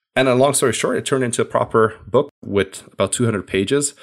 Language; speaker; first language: English; non-native, fluent; Hungarian